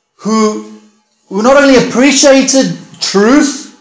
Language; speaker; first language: English; early bilingual, other home language; Afrikaans